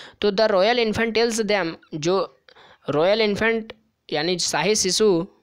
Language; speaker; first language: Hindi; native; Hindi